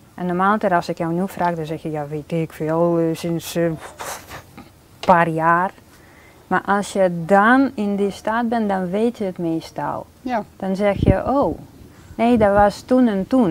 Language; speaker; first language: Dutch; non-native, fluent; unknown